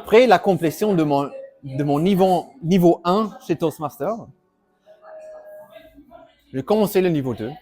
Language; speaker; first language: French; non-native, fluent; German